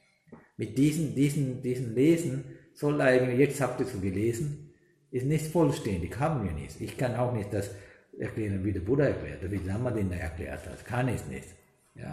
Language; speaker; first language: German; non-native, learner; Sinhala